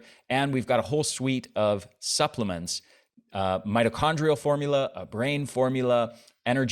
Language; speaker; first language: English; native; English